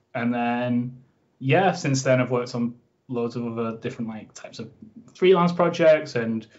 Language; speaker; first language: English; native; English